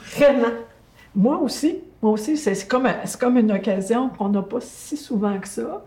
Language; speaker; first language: French; native; French